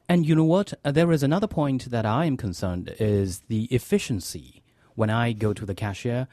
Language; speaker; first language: English; non-native, fluent; Chinese